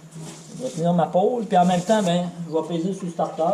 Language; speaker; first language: French; native; French